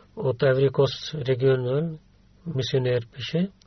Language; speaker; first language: Bulgarian; non-native, learner; Urdu